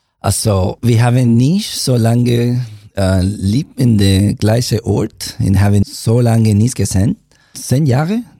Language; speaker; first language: German; non-native, learner; Spanish